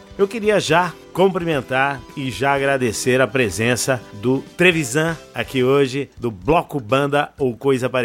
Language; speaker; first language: Portuguese; native; Portuguese